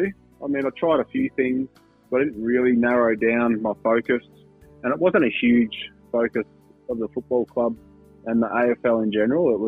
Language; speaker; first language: English; native; English